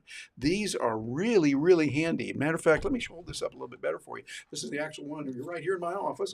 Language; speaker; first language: English; native; English